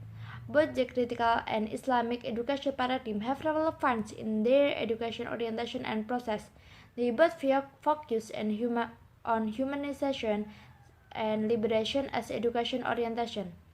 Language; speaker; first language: English; non-native, learner; Indonesian